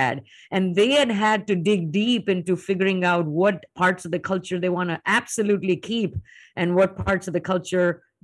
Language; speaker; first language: English; non-native, local second language; Hindi